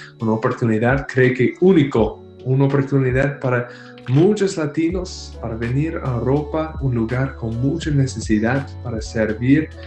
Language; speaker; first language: Spanish; non-native, fluent; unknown